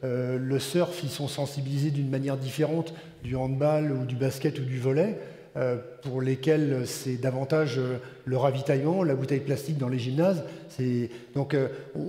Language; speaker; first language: French; native; French